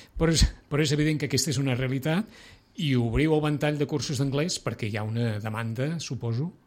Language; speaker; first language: Catalan; native; Catalan